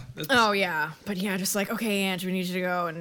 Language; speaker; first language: English; native; English